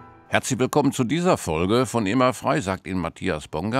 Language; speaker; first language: German; native; German